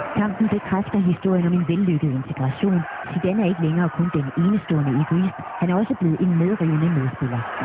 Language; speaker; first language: Danish; native; Danish